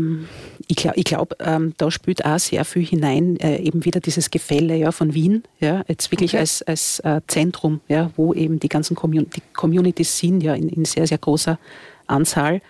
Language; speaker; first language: German; native; German